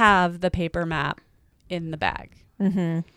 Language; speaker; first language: English; native; English